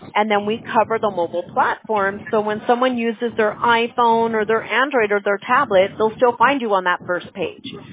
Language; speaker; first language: English; early bilingual, other home language; Spanish